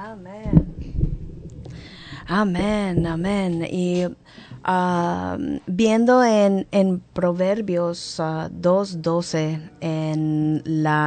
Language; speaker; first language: Spanish; early bilingual, heritage; English